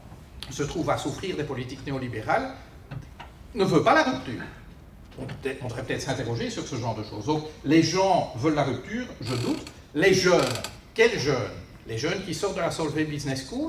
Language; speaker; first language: French; native; French